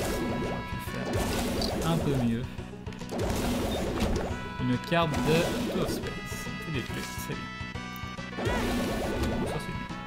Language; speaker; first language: French; native; French